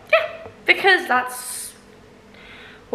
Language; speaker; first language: English; native; English